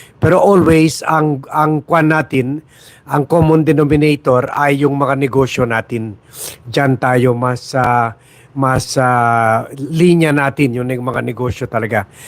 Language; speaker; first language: Filipino; non-native, local second language; Chavacano